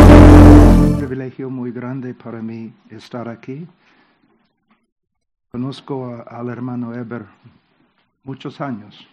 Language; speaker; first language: Spanish; non-native, fluent; English